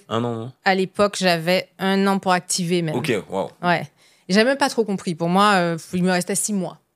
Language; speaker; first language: French; native; French